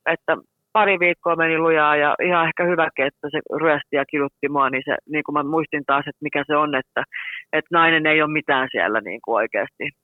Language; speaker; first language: Finnish; native; Finnish